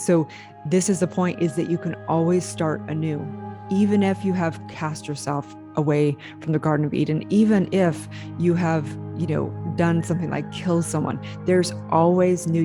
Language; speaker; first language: English; native; English